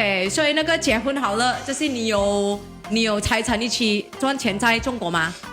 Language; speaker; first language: Chinese; non-native, learner; Indonesian